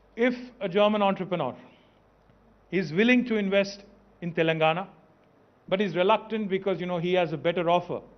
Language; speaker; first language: English; non-native, local second language; Telugu